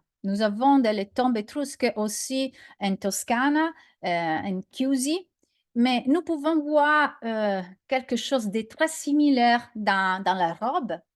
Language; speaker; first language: French; non-native, learner; Italian